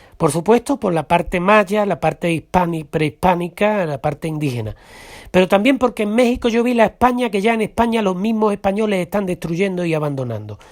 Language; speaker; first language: Spanish; native; Spanish